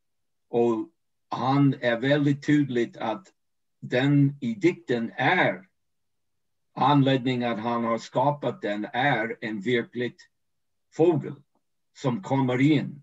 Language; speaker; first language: Swedish; non-native, fluent; English